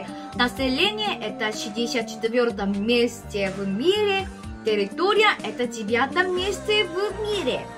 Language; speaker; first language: Russian; non-native, fluent; Korean